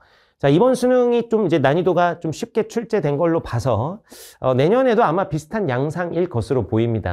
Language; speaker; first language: Korean; native; Korean